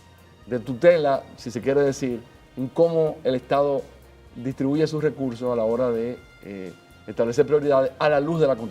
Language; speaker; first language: Spanish; native; Spanish